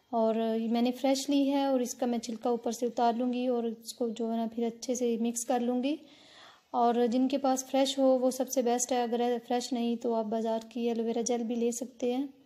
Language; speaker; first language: Urdu; native; Urdu